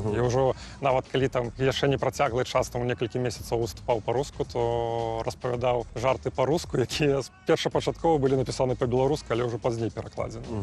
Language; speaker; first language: Belarusian; non-native, local second language; Russian